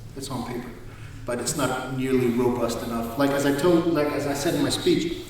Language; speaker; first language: English; non-native, fluent; Danish